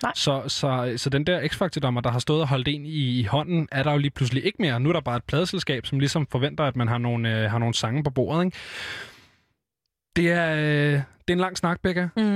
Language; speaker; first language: Danish; native; Danish